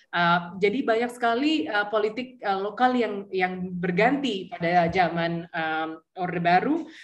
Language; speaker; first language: Indonesian; early bilingual, heritage; Indonesian